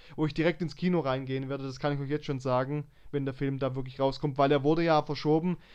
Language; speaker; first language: German; native; German